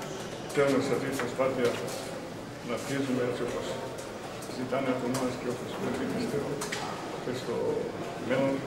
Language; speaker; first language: Greek; non-native, fluent; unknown